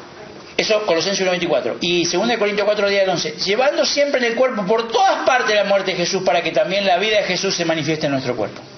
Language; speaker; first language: Spanish; native; Spanish